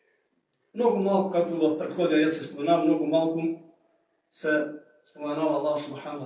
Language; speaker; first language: Bulgarian; native; Bulgarian